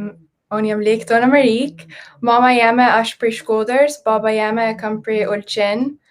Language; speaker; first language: Albanian; early bilingual, heritage; Albanian